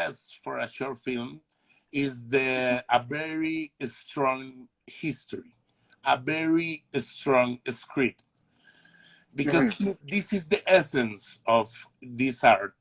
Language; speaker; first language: English; non-native, learner; Spanish